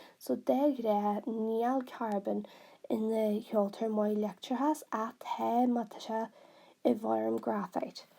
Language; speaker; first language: Irish; non-native, local second language; English